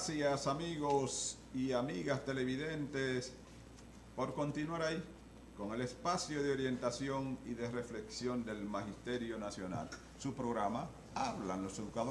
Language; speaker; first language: Spanish; native; Spanish